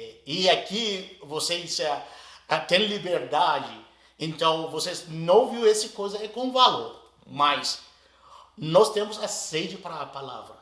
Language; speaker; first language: Portuguese; non-native, learner; Arabic